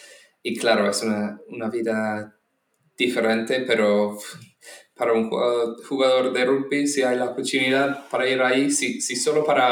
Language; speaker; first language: Spanish; non-native, fluent; English